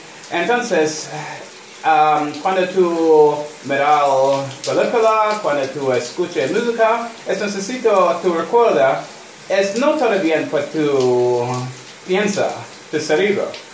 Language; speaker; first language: Spanish; non-native, learner; English